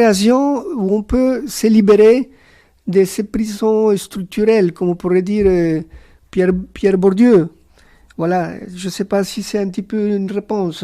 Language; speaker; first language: French; non-native, fluent; Spanish